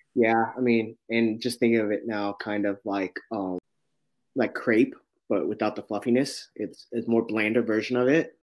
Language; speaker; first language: English; native; English